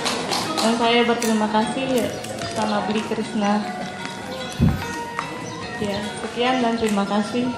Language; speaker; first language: Indonesian; non-native, local second language; Sasak